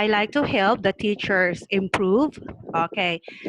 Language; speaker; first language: English; non-native, learner; Thai